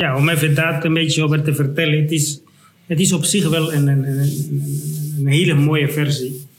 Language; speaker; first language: Dutch; non-native, fluent; Spanish